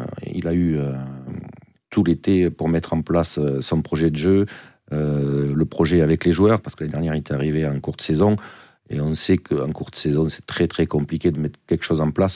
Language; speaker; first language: French; native; French